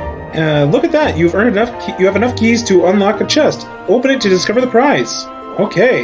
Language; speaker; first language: English; native; English